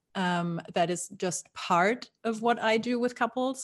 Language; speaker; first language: English; non-native, fluent; German